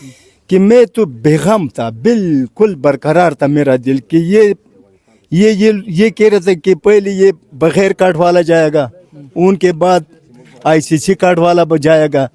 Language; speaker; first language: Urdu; non-native, learner; Pashto